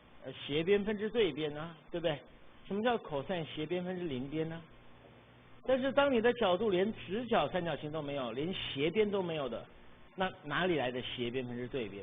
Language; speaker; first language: Chinese; native; Chinese